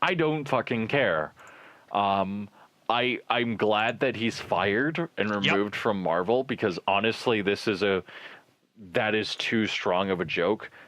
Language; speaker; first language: English; native; English